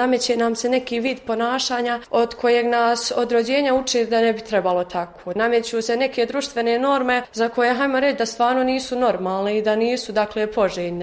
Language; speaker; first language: Croatian; native; Croatian